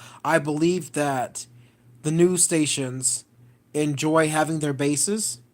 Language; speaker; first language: English; native; English